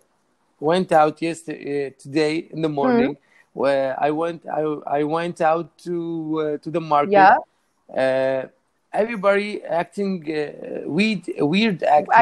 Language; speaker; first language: English; non-native, learner; Arabic